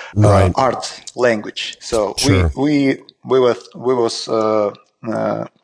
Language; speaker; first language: English; non-native, learner; Russian